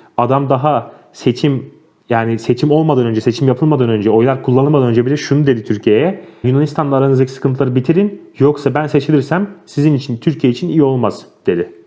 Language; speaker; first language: Turkish; native; Turkish